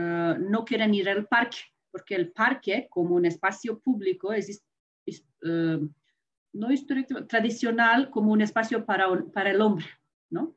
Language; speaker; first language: Spanish; non-native, fluent; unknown